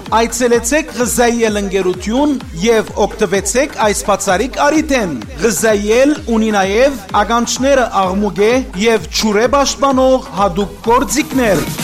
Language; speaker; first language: Armenian; native; Armenian